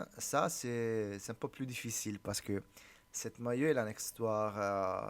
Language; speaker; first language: French; non-native, learner; Italian